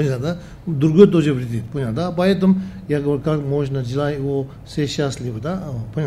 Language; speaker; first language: Russian; non-native, learner; Tibetan